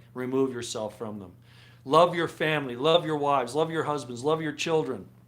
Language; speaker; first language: English; native; English